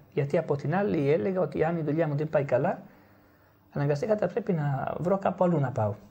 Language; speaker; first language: Greek; non-native, fluent; Italian